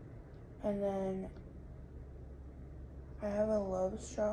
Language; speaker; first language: English; native; English